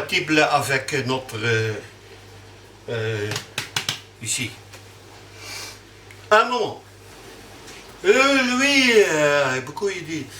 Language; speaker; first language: French; non-native, learner; Dutch